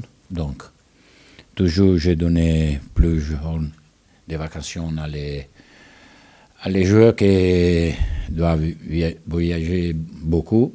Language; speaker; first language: French; non-native, learner; Italian